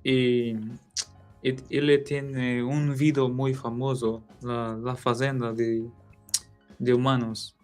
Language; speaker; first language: Spanish; non-native, learner; Portuguese